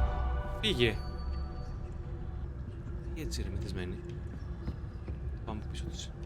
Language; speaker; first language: Greek; native; Greek